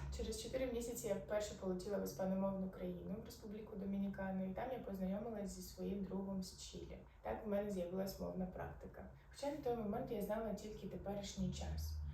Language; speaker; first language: Ukrainian; non-native, local second language; Arabic